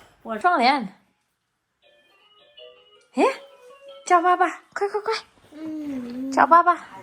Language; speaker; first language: Chinese; non-native, learner; Filipino